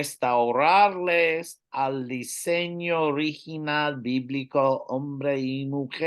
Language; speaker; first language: Spanish; non-native, learner; English